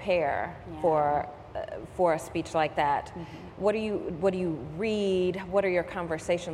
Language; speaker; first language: English; native; English